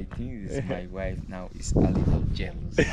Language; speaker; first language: English; non-native, learner; Spanish